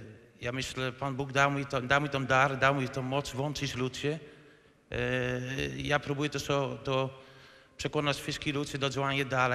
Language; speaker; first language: Polish; non-native, fluent; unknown